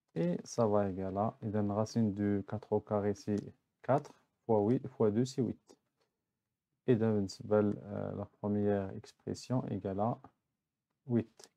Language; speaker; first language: French; non-native, local second language; Arabic